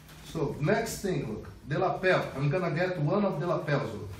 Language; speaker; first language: English; non-native, fluent; Portuguese